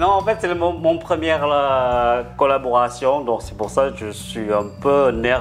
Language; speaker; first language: French; non-native, fluent; Indonesian